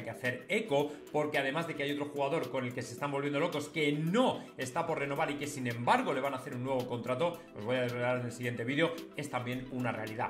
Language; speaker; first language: Spanish; native; Spanish